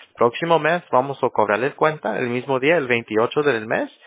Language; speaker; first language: Spanish; early bilingual, heritage; Spanish